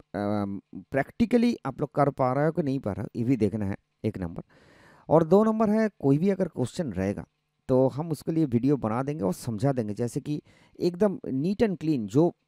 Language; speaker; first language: Hindi; non-native, local second language; Bangla